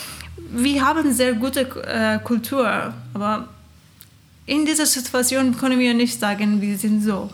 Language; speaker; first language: German; non-native, learner; Persian